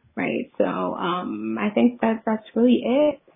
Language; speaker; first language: English; early bilingual, other home language; Haitian Creole